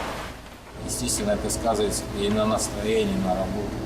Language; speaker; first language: Russian; native; Russian